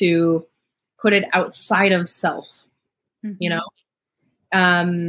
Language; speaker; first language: English; native; English